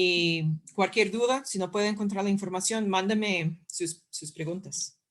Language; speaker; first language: Spanish; non-native, fluent; English